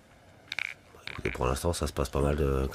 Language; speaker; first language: French; native; French